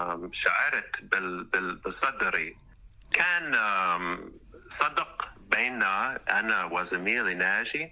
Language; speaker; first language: Arabic; non-native, learner; English